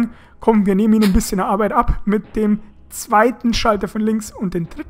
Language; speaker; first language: German; native; German